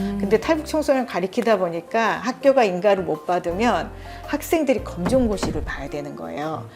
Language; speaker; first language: Korean; native; Korean